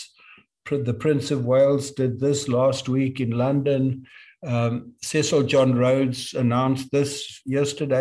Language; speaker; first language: English; native; English